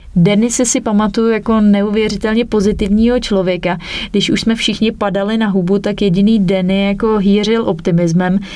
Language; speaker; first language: Czech; native; Czech